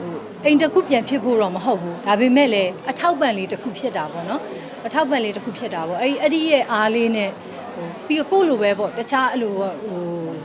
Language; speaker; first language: Burmese; native; Burmese